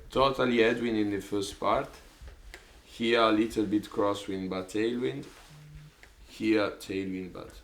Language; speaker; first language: English; non-native, learner; Italian